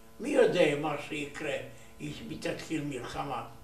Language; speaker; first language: Hebrew; non-native, learner; Romanian